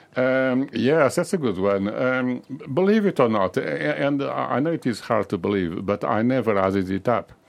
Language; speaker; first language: English; non-native, fluent; Portuguese